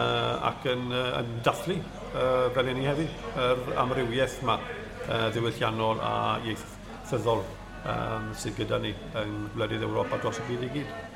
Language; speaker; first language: Welsh; native; Welsh